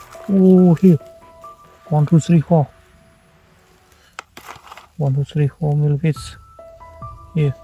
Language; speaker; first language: English; non-native, learner; Khmer